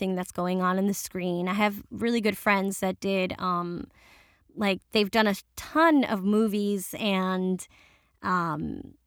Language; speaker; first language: English; early bilingual, other home language; Spanish